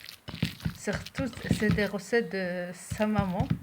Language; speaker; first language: French; non-native, local second language; Arabic